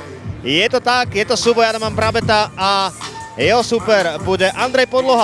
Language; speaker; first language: Slovak; native; Slovak